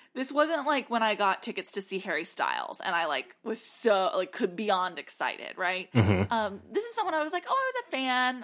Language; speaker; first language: English; native; English